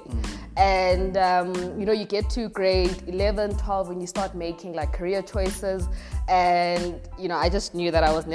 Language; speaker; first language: English; non-native, local second language; Zulu